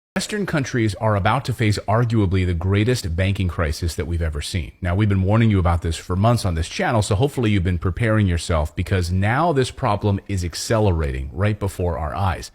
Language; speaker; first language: English; native; English